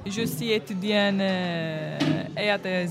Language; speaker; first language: French; non-native, learner; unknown